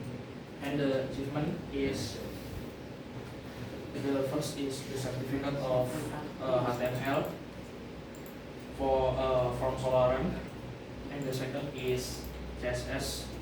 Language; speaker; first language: English; non-native, learner; Indonesian